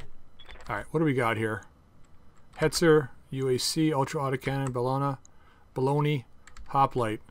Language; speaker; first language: English; native; English